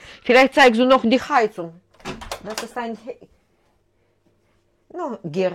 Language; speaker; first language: German; non-native, fluent; Russian